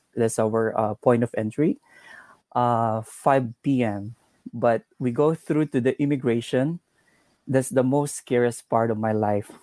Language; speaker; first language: English; non-native, local second language; Cebuano